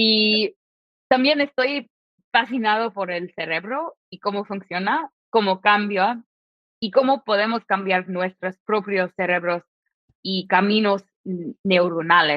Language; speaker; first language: Spanish; non-native, fluent; English